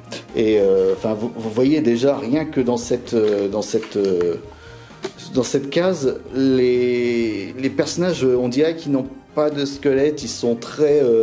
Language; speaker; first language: French; native; French